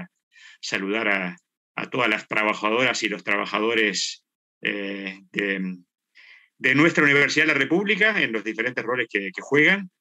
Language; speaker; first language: Spanish; native; Spanish